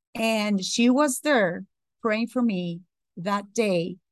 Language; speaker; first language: English; non-native, fluent; Spanish